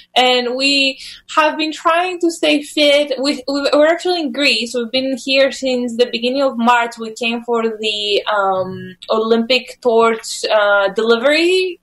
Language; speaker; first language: English; non-native, fluent; Greek